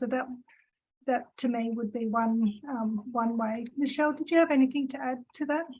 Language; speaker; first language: English; native; English